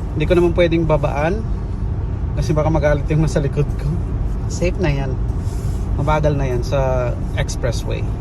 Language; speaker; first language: Filipino; native; Filipino